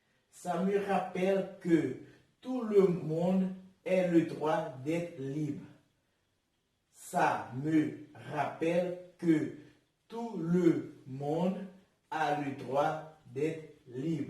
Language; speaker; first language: French; non-native, learner; Portuguese